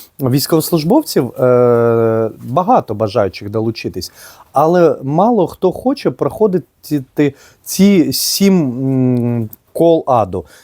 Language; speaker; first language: Ukrainian; non-native, local second language; Russian